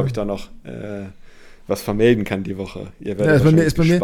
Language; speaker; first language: German; native; German